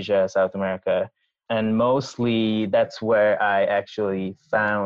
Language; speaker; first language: English; non-native, local second language; Nepali